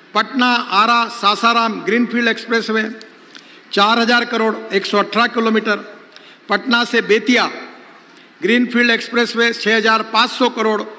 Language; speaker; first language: Hindi; non-native, local second language; Marathi